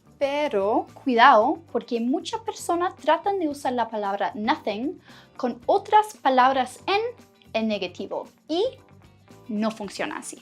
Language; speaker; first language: Spanish; non-native, fluent; English